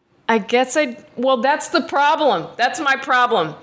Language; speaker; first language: English; native; English